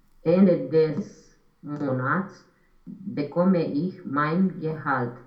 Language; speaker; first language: German; non-native, learner; Romanian